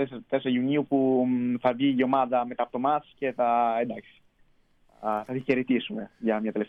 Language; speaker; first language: Greek; early bilingual, heritage; Greek